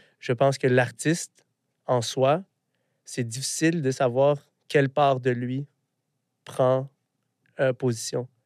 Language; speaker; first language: French; early bilingual, other home language; Arabic